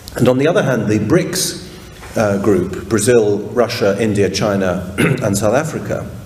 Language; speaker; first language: English; native; English